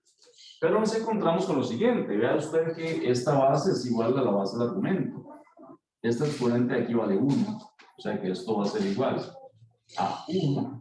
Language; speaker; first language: Spanish; native; Spanish